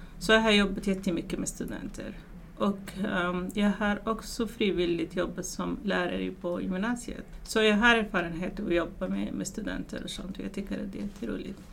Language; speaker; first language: Swedish; non-native, fluent; Arabic